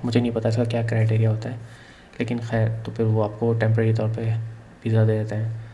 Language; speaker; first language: Urdu; native; Urdu